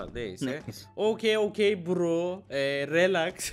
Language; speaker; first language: English; non-native, learner; Turkish